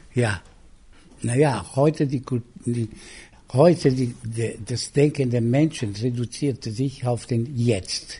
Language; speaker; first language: German; non-native, fluent; Italian